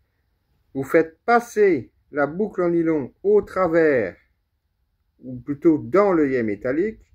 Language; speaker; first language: French; native; French